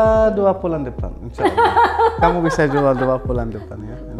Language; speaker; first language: Indonesian; non-native, learner; Arabic